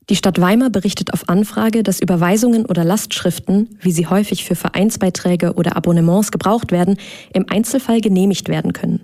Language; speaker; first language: German; native; German